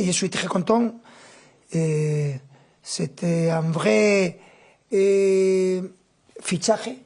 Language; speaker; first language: French; non-native, fluent; Spanish